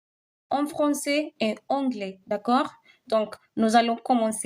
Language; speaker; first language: French; non-native, local second language; Swahili